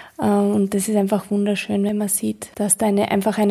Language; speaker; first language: German; native; German